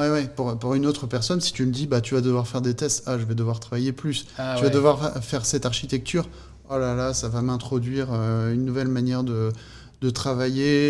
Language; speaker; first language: French; native; French